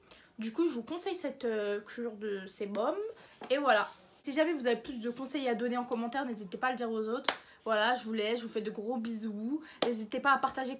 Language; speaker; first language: French; native; French